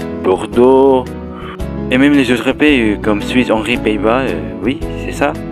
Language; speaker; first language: French; non-native, learner; Indonesian